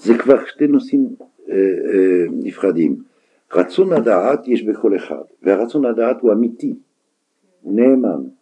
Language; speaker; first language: Hebrew; non-native, fluent; French